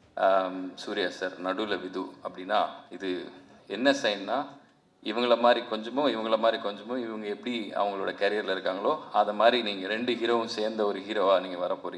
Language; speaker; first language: Tamil; native; Tamil